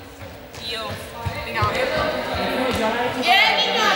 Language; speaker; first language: Spanish; native; Spanish